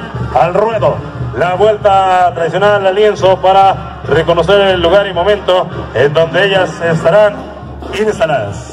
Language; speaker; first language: Spanish; native; Spanish